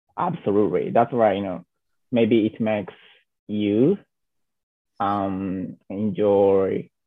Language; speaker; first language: English; non-native, learner; Japanese